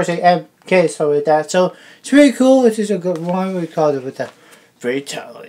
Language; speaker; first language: English; native; English